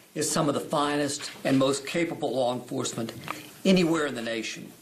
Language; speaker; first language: English; native; English